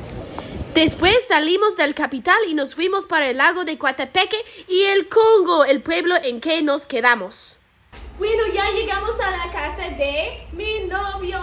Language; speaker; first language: Spanish; non-native, fluent; English